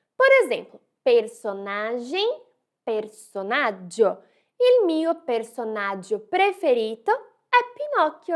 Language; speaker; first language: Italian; non-native, fluent; Portuguese